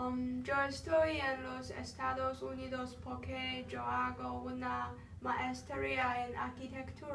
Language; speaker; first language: Spanish; non-native, learner; Chinese